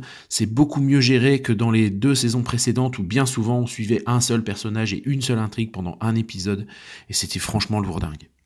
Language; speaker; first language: French; native; French